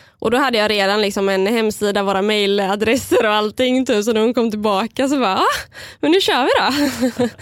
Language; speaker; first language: Swedish; early bilingual, other home language; Bulgarian